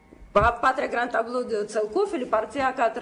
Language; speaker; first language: French; non-native, fluent; Russian